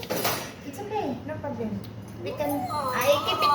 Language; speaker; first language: English; non-native, learner; Filipino